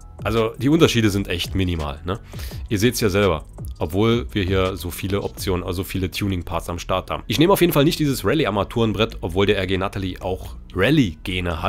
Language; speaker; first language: German; native; German